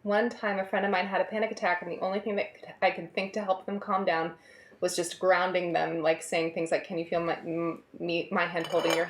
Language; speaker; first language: English; native; English